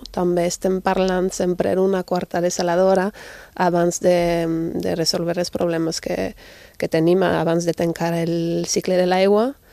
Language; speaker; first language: Catalan; non-native, fluent; German